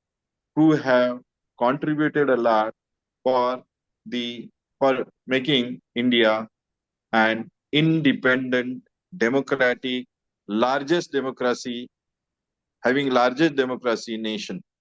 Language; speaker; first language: English; non-native, local second language; Marathi